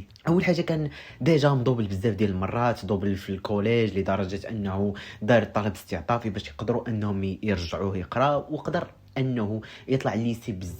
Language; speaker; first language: Arabic; native; Arabic